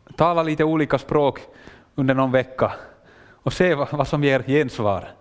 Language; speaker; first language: Swedish; native; Swedish